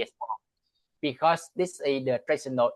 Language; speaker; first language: English; non-native, learner; Vietnamese